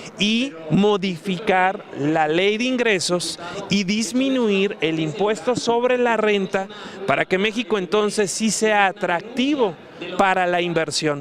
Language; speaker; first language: Spanish; native; Spanish